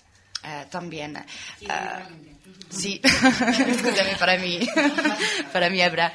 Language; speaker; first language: Spanish; non-native, learner; French